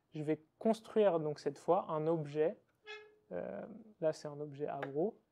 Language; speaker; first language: French; native; French